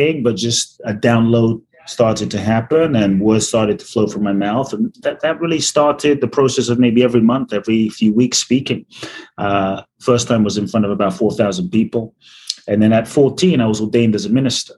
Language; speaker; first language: English; native; English